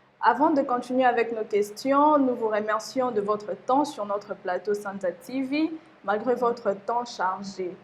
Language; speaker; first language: French; non-native, local second language; Lingala